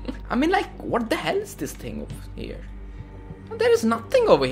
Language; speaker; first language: English; non-native, local second language; Punjabi